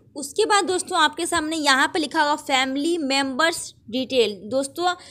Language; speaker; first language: Hindi; native; Hindi